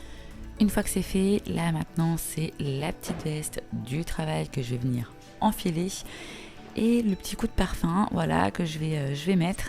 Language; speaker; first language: French; native; French